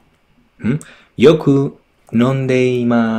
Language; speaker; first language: Japanese; non-native, learner; English